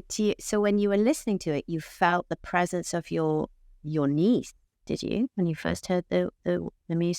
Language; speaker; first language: English; native; English